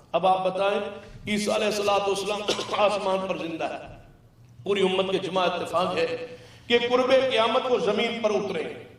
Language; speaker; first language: Urdu; non-native, local second language; Punjabi